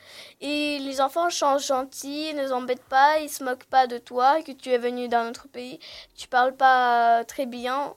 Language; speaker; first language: French; non-native, learner; Russian